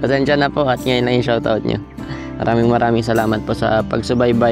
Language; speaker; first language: Filipino; native; Filipino